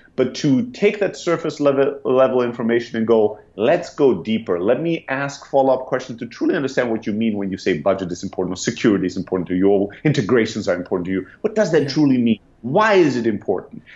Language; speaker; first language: English; non-native, fluent; German